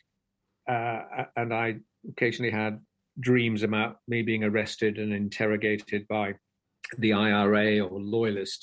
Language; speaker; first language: English; native; English